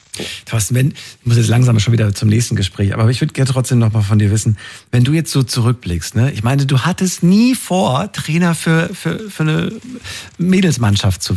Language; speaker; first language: German; native; German